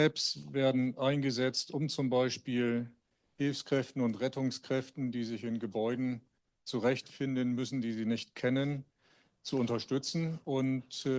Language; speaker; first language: German; native; German